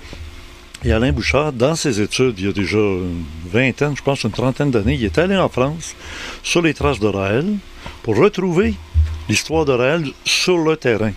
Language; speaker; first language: French; native; French